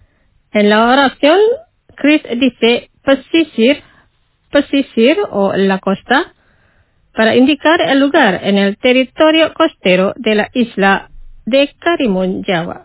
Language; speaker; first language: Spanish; non-native, fluent; Indonesian